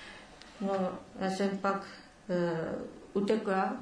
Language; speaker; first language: Czech; non-native, learner; Japanese